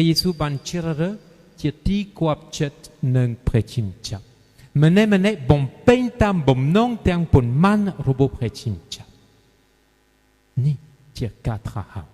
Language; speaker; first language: Khmer; non-native, fluent; French